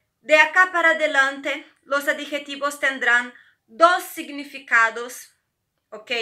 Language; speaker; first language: Spanish; non-native, fluent; Portuguese